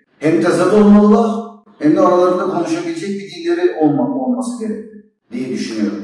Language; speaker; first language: Turkish; native; Turkish